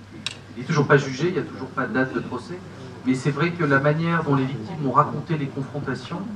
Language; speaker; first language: French; native; French